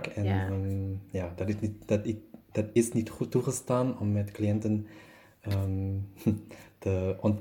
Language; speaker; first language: Dutch; non-native, learner; German